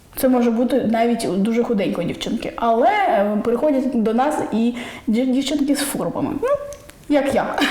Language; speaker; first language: Ukrainian; non-native, local second language; Russian